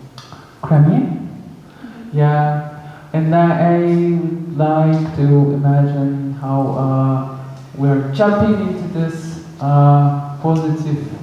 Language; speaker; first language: English; non-native, fluent; Russian